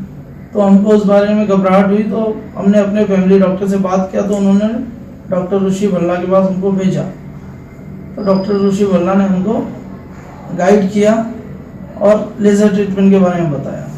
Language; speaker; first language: Hindi; native; Hindi